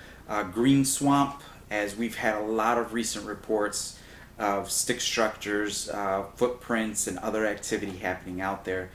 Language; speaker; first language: English; native; English